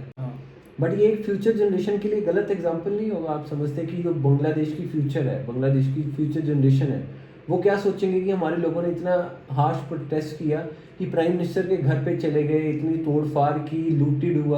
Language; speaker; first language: Hindi; native; Hindi